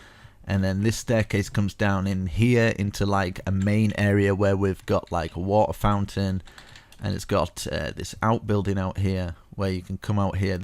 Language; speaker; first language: English; native; English